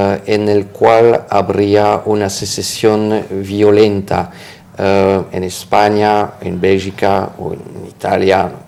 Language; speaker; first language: Spanish; non-native, fluent; French